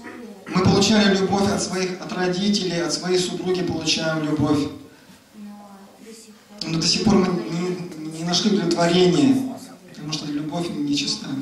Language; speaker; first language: Russian; native; Russian